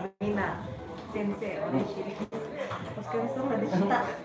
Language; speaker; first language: Japanese; non-native, learner; Filipino